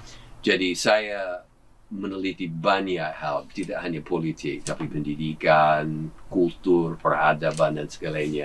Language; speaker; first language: Indonesian; non-native, fluent; English